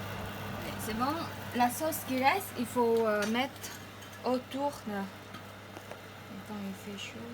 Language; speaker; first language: French; non-native, learner; Khmer